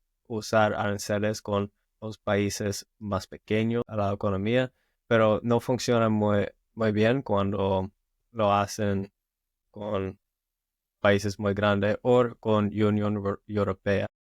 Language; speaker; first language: Spanish; non-native, learner; English